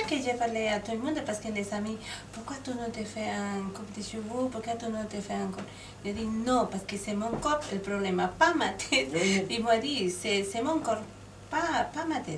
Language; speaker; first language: French; non-native, learner; Spanish